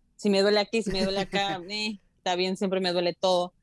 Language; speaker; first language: Spanish; native; Spanish